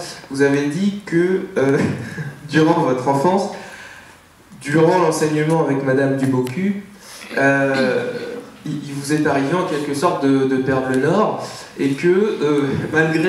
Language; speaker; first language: French; native; French